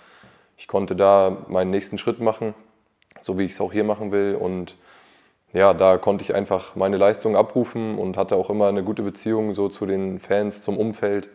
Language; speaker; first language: German; native; German